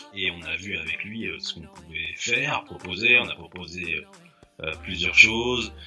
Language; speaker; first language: French; native; French